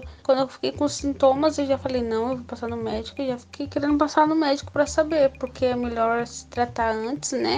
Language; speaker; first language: Portuguese; native; Portuguese